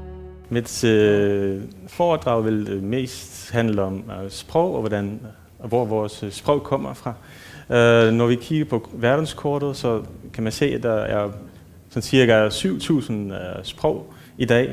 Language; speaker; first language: Danish; non-native, fluent; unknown